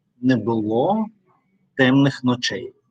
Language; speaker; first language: Ukrainian; non-native, learner; Russian